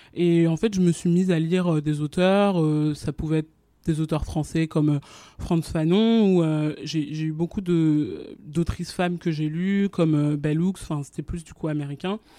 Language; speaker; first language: French; native; French